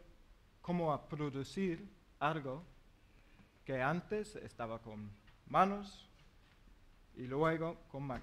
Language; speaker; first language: Spanish; non-native, learner; English